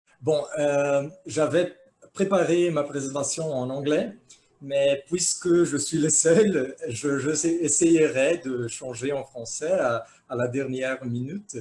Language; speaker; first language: French; non-native, fluent; Portuguese